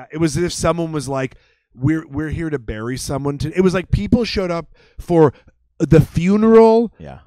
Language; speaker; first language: English; native; English